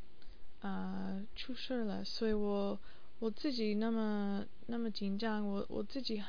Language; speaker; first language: Chinese; non-native, learner; English